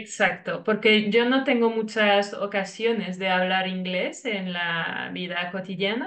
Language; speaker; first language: Spanish; non-native, fluent; French